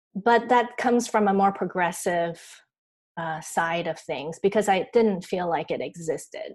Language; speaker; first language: English; early bilingual, other home language; Chinese